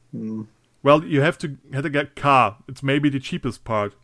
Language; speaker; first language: English; non-native, fluent; German